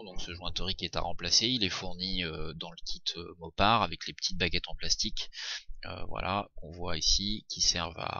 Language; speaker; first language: French; native; French